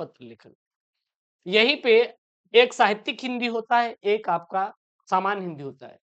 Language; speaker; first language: Hindi; native; Hindi